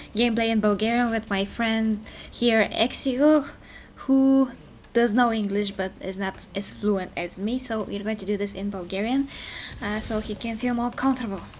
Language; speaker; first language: English; non-native, fluent; Bulgarian